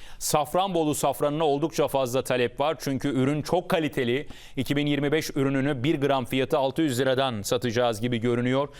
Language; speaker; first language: Turkish; native; Turkish